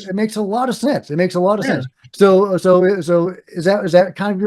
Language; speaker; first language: English; native; English